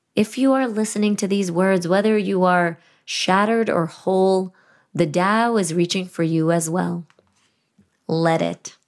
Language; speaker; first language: English; early bilingual, other home language; Russian